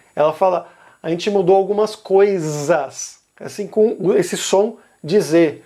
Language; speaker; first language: Portuguese; native; Portuguese